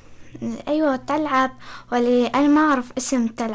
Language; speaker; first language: Arabic; non-native, learner; Persian